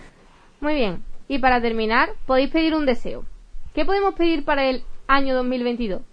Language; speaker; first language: Spanish; native; Spanish